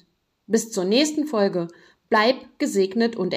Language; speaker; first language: German; native; German